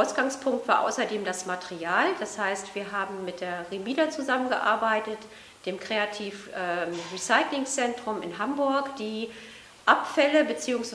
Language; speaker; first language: German; native; German